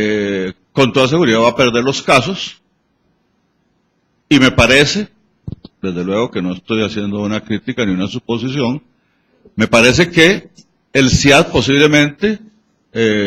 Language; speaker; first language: Spanish; native; Spanish